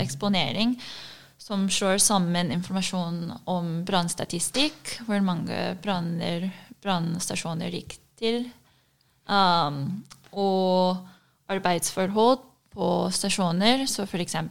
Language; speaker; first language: Norwegian; non-native, fluent; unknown